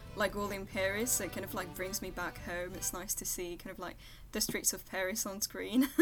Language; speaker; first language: English; non-native, fluent; French